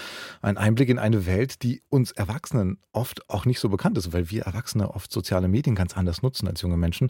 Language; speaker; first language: German; native; German